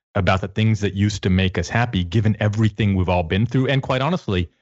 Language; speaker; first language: English; native; English